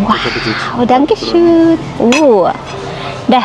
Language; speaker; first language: German; non-native, learner; Filipino